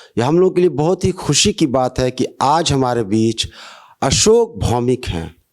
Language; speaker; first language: Hindi; native; Hindi